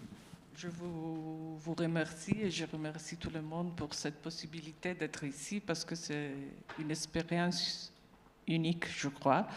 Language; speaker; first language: French; non-native, fluent; Italian